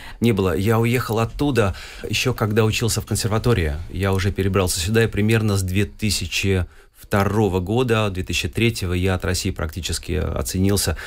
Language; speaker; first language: Russian; native; Russian